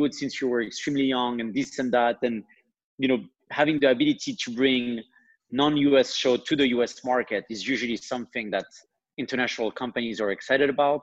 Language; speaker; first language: English; non-native, fluent; French